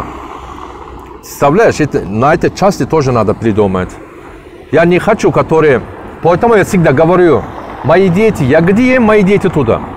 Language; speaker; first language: Russian; non-native, learner; Turkish